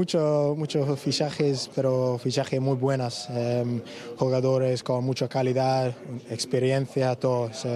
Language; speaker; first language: Spanish; non-native, learner; English